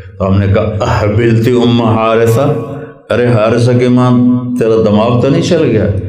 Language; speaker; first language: Urdu; non-native, local second language; Punjabi